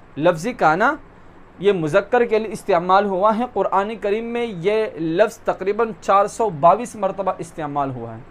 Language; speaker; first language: Urdu; non-native, local second language; Pashto